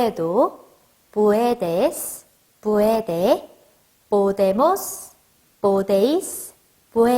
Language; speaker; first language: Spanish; non-native, fluent; Korean